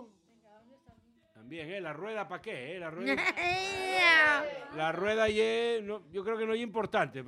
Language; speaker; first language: Spanish; native; Spanish